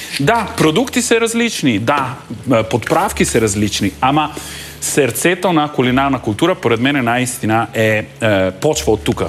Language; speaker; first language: Bulgarian; non-native, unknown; Italian